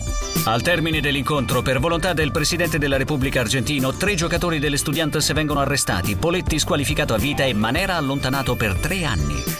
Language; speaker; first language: Italian; native; Italian